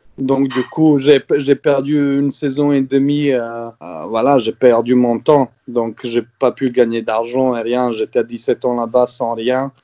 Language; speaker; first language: French; non-native, fluent; Serbian